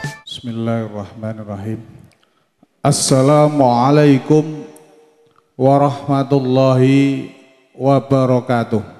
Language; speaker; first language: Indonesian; non-native, local second language; Javanese